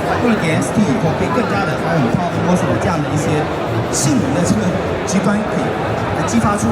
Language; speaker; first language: Chinese; native; Chinese